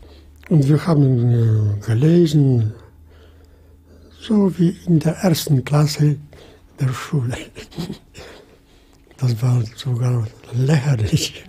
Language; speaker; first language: German; non-native, fluent; Polish